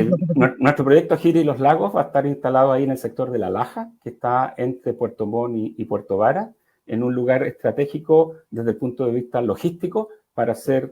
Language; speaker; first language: Spanish; native; Spanish